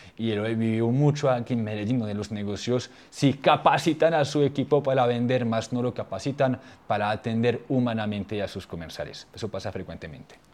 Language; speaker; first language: Spanish; non-native, fluent; French